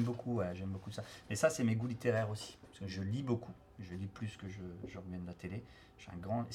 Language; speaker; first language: French; native; French